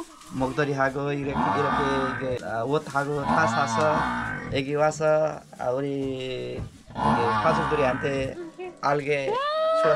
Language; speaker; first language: Korean; non-native, learner; Nepali